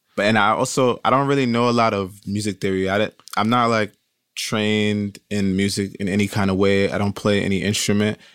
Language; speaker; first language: English; native; English